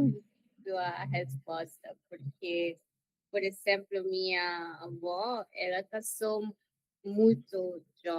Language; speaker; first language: Portuguese; non-native, learner; Spanish